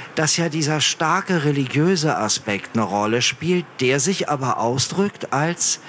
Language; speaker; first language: German; early bilingual, other home language; Arabic